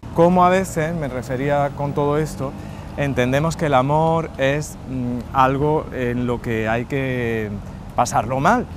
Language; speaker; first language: Spanish; native; Spanish